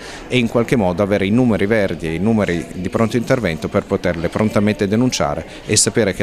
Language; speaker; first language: Italian; native; Italian